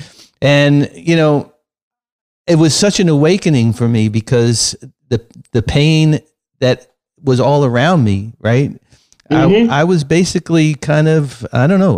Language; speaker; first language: English; native; English